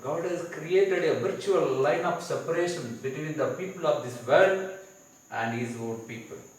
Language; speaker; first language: English; non-native, local second language; Tamil